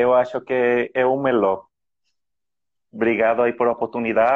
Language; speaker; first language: Portuguese; non-native, fluent; Spanish